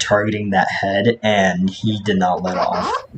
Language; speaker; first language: English; native; English